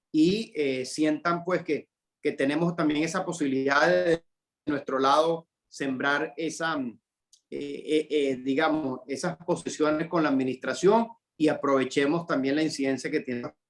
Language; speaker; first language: Spanish; native; Spanish